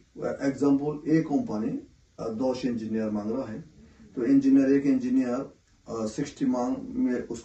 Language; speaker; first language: Hindi; non-native, local second language; Bangla